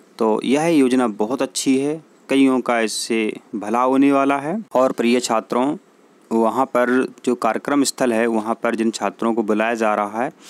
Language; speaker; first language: Hindi; native; Hindi